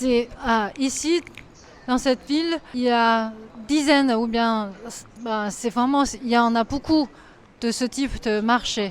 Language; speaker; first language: French; non-native, fluent; Chinese